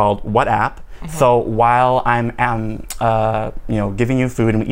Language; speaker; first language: English; native; English